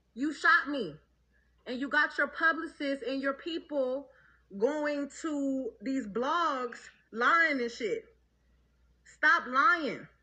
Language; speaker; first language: English; native; English